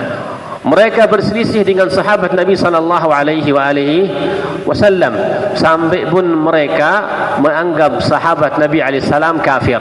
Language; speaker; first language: Indonesian; non-native, fluent; Arabic